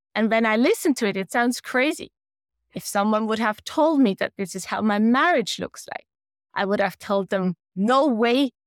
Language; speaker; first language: English; non-native, fluent; German